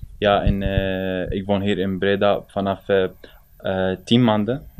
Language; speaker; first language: Dutch; non-native, learner; Arabic